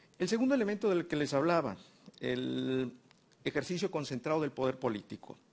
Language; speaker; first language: Spanish; native; Spanish